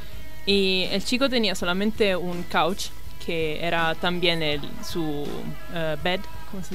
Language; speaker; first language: Spanish; non-native, learner; Italian